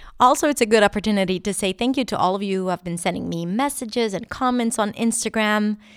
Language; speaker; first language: English; non-native, fluent; Hebrew